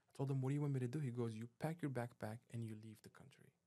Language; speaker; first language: English; non-native, fluent; Arabic